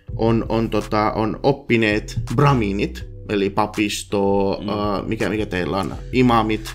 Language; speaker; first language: Finnish; early bilingual, other home language; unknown